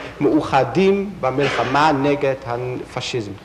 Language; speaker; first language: Hebrew; non-native, fluent; Dutch